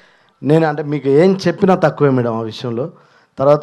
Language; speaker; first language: Telugu; native; Telugu